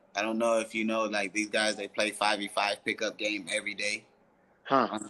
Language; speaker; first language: English; early bilingual, other home language; French